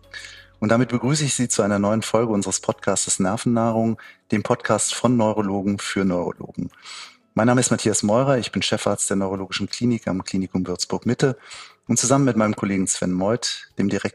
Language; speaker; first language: German; native; German